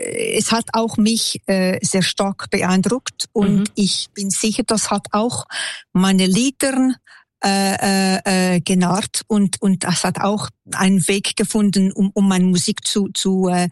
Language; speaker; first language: German; non-native, local second language; French